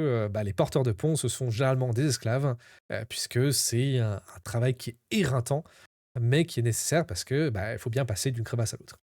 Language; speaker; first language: French; native; French